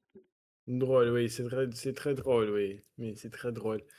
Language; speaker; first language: French; non-native, learner; Russian